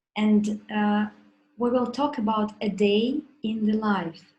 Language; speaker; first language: English; non-native, fluent; Russian